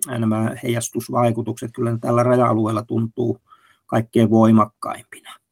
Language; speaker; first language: Finnish; native; Finnish